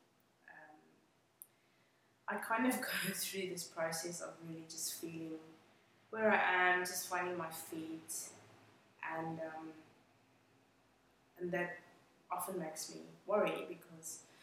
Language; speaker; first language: English; non-native, local second language; Afrikaans